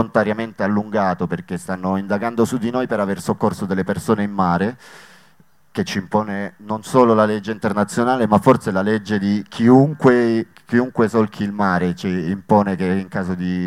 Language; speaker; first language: Italian; native; Italian